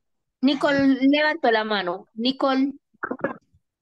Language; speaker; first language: Spanish; native; Spanish